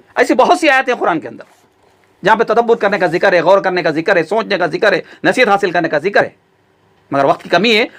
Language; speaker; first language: Urdu; native; Urdu